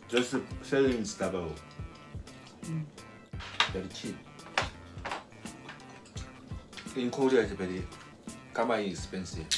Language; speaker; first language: English; non-native, learner; Korean